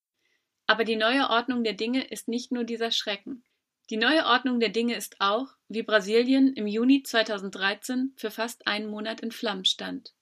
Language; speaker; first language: German; native; German